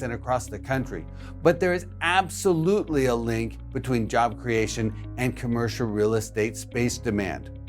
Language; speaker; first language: English; native; English